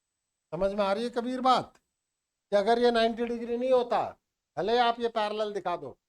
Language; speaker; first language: Hindi; native; Hindi